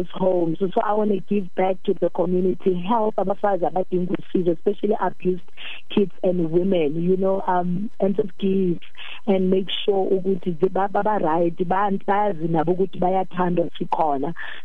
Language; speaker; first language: English; non-native, local second language; Xhosa